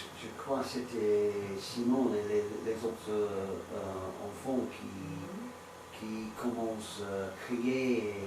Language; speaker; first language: French; non-native, learner; English